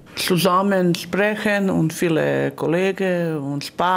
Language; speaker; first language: German; non-native, learner; Croatian